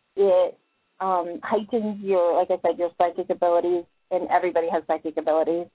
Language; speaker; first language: English; native; English